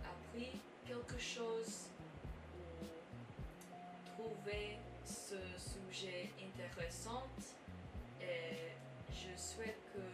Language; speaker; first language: French; non-native, learner; English